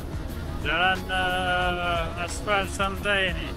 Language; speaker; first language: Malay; non-native, learner; French